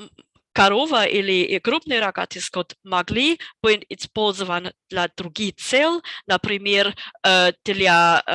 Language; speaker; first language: Russian; non-native, fluent; German